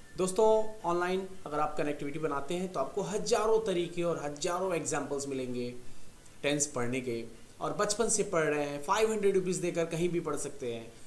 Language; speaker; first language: Hindi; native; Hindi